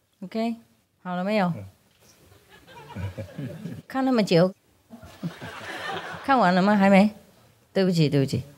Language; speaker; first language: Chinese; non-native, fluent; Vietnamese